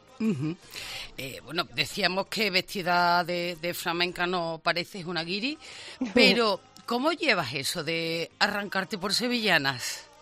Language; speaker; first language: Spanish; native; Spanish